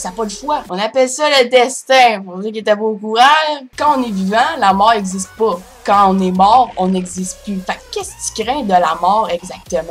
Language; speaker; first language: French; native; French